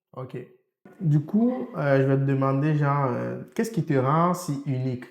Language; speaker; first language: French; native; French